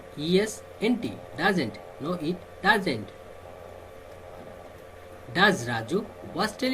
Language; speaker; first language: English; non-native, fluent; Bangla